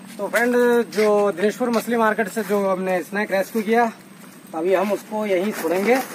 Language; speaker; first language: Hindi; non-native, local second language; Bangla